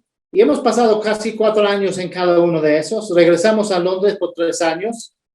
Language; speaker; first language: Spanish; non-native, fluent; English